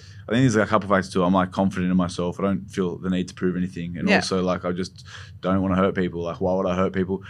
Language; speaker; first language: English; native; English